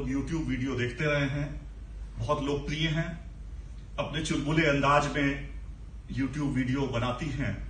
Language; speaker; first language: Hindi; native; Hindi